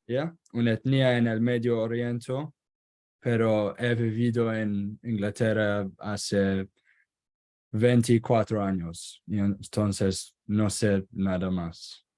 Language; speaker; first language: Spanish; non-native, learner; Kurdish